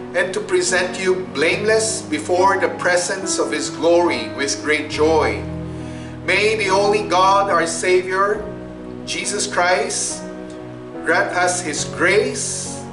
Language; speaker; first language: English; non-native, local second language; Min Nan Chinese